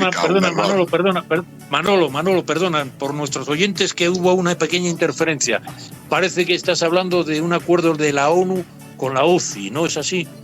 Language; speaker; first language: Spanish; native; Spanish